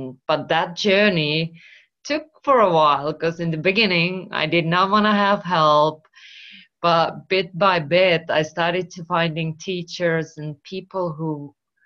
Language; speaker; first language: English; non-native, fluent; Finnish